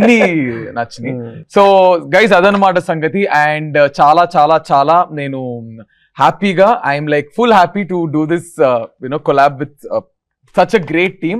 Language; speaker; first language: Telugu; native; Telugu